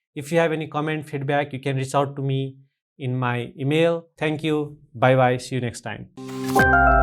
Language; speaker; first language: English; non-native, local second language; Nepali